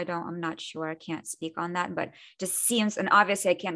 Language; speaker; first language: English; non-native, fluent; Russian